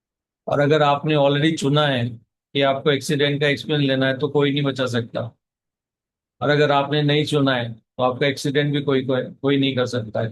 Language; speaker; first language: Hindi; native; Hindi